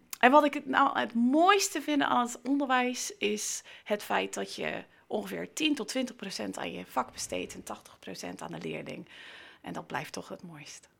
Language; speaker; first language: Dutch; non-native, fluent; English